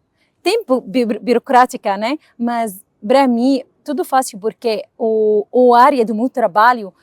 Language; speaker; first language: Portuguese; non-native, learner; Arabic